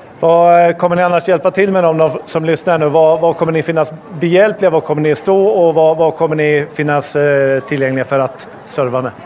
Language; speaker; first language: Swedish; native; Swedish